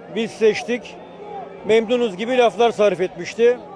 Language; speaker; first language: Turkish; native; Turkish